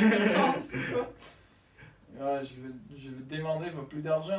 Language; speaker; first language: French; non-native, learner; Spanish